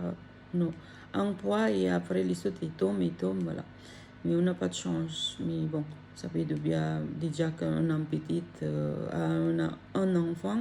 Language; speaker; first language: French; non-native, learner; Filipino